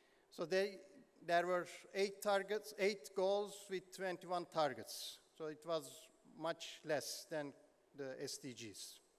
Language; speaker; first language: English; non-native, fluent; Turkish